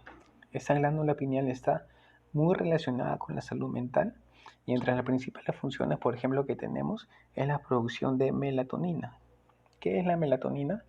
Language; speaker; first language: Spanish; native; Spanish